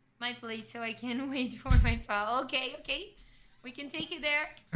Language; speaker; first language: English; non-native, fluent; Portuguese